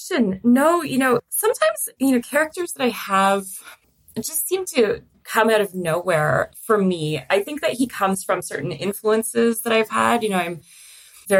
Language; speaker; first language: English; native; English